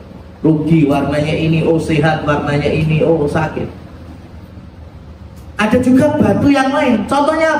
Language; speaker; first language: Indonesian; native; Indonesian